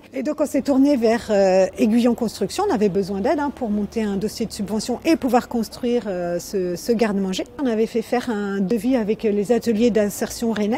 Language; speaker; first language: French; native; French